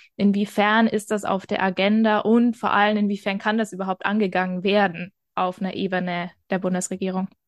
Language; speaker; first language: German; native; German